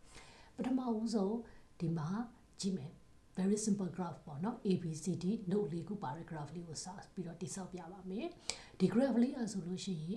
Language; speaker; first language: Burmese; native; Burmese